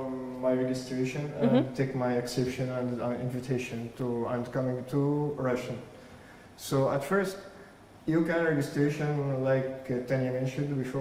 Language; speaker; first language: English; non-native, learner; Arabic